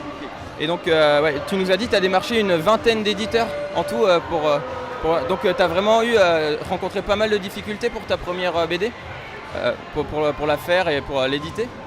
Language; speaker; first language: French; native; French